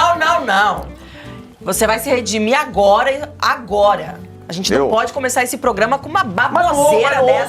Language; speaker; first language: Portuguese; native; Portuguese